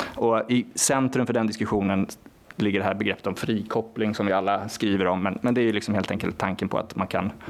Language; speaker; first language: Swedish; non-native, fluent; Norwegian